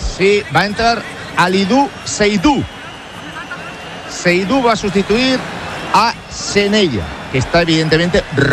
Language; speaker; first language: Spanish; native; Spanish